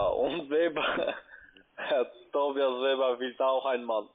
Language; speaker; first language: German; non-native, learner; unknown